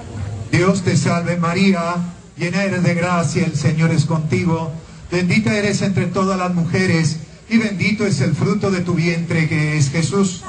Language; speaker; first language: Spanish; native; Spanish